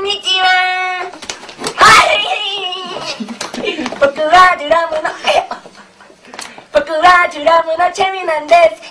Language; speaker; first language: Japanese; non-native, learner; Korean